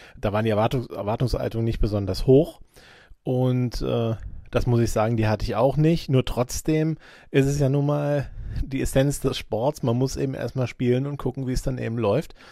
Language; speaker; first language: German; native; German